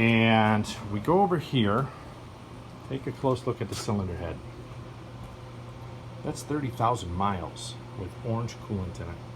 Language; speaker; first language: English; native; English